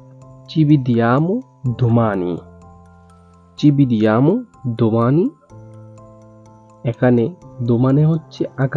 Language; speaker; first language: Italian; non-native, learner; Bangla